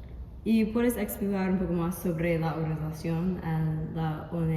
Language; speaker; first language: Spanish; non-native, learner; English